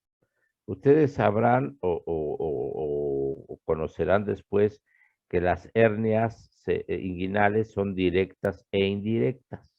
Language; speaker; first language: Spanish; native; Spanish